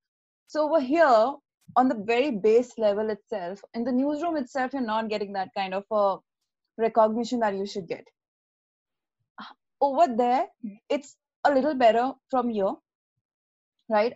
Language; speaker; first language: English; non-native, local second language; Hindi